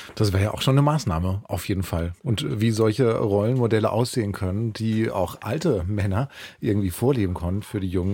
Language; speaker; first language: German; native; German